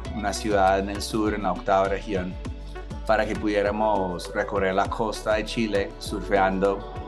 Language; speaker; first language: Spanish; non-native, fluent; English